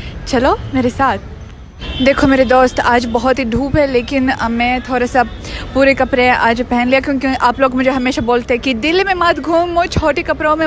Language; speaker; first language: Hindi; non-native, fluent; Russian